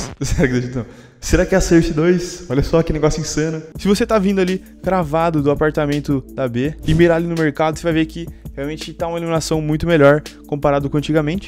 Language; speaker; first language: Portuguese; native; Portuguese